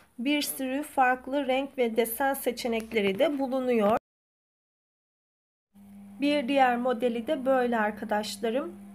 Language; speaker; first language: Turkish; native; Turkish